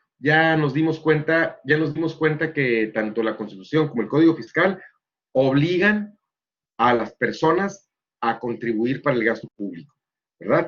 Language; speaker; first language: Spanish; native; Spanish